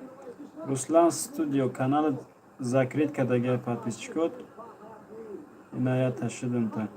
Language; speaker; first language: Russian; non-native, learner; Tajik